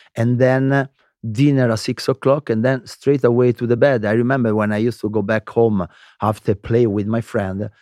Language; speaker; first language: English; non-native, learner; Italian